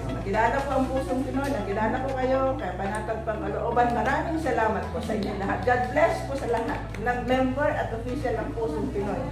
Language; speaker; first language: Filipino; native; Filipino